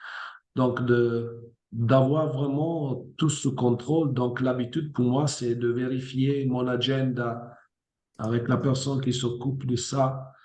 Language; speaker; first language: French; non-native, fluent; Italian